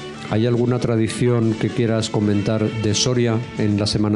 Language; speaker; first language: Spanish; native; Spanish